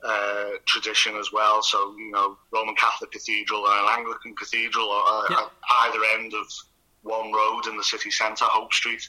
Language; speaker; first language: English; native; English